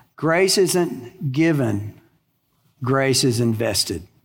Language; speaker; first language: English; native; English